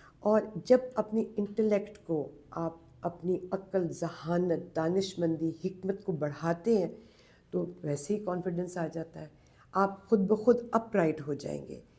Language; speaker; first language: Urdu; non-native, local second language; Punjabi